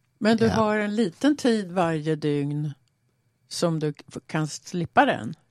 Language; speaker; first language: Swedish; native; Swedish